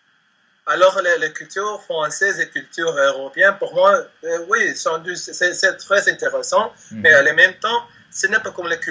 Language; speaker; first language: French; non-native, learner; Spanish